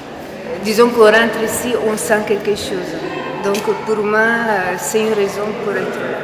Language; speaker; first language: French; non-native, fluent; Italian